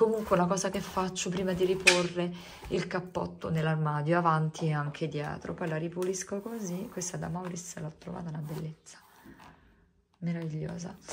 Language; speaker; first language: Italian; native; Italian